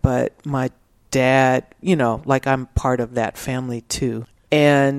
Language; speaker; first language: English; native; English